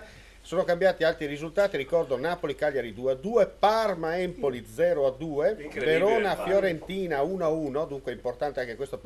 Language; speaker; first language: Italian; native; Italian